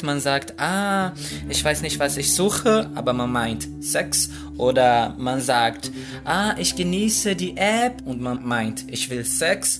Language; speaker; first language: German; non-native, fluent; Portuguese